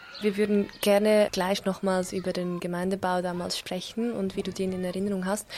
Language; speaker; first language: German; native; German